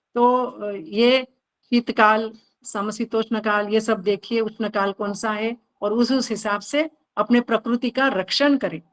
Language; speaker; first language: Hindi; non-native, local second language; Marathi